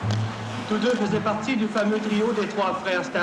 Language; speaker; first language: French; native; French